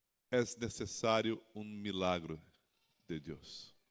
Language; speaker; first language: Spanish; non-native, learner; Portuguese